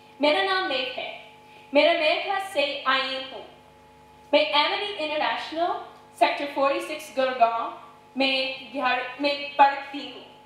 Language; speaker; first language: Hindi; non-native, learner; English